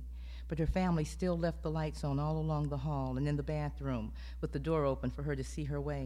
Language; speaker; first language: English; native; English